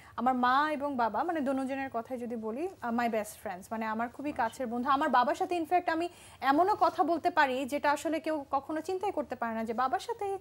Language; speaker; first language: Bangla; native; Bangla